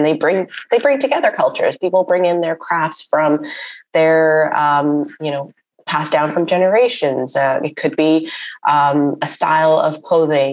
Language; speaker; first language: English; non-native, local second language; Urdu